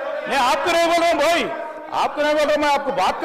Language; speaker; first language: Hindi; non-native, local second language; Telugu